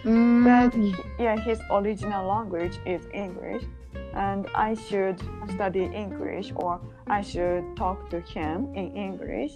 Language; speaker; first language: English; non-native, learner; Japanese